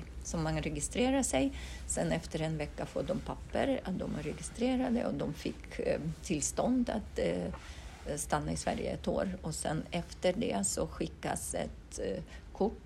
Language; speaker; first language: Swedish; non-native, fluent; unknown